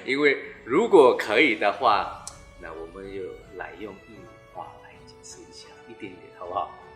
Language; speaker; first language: Chinese; non-native, fluent; Indonesian